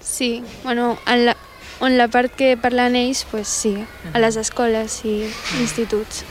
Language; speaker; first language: Catalan; early bilingual, other home language; Arabic